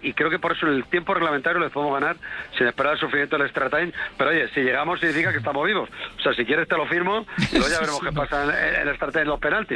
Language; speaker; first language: Spanish; native; Spanish